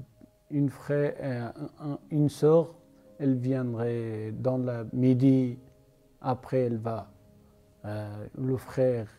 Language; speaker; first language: French; non-native, learner; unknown